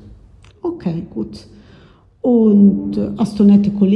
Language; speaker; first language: German; non-native, fluent; Italian